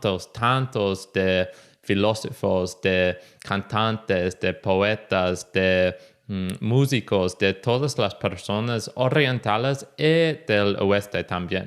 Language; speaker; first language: Spanish; non-native, fluent; English